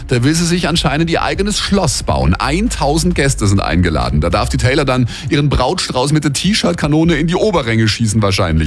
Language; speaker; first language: German; native; German